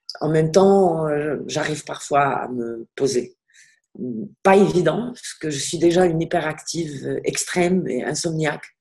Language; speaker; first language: French; non-native, local second language; Arabic